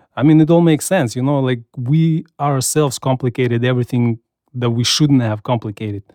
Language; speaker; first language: English; non-native, fluent; Russian